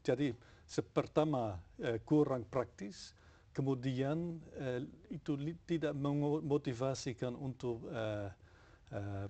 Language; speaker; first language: Indonesian; non-native, fluent; Dutch